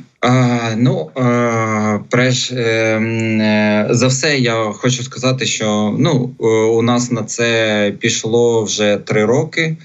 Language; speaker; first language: Ukrainian; non-native, local second language; Russian